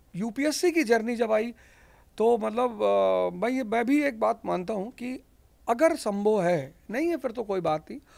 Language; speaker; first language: Hindi; native; Hindi